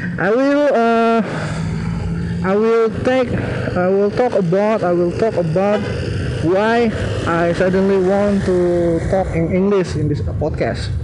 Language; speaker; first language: English; non-native, learner; Indonesian